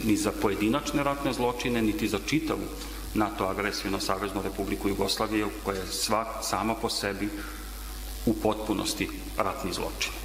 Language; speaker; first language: Serbian; native; Serbian